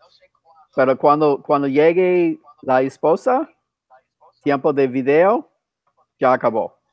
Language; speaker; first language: Spanish; non-native, fluent; English